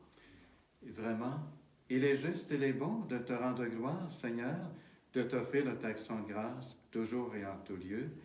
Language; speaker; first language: French; native; French